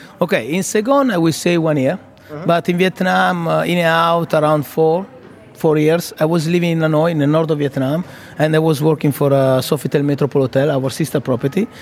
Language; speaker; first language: English; non-native, fluent; Italian